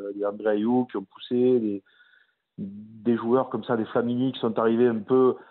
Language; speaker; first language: French; native; French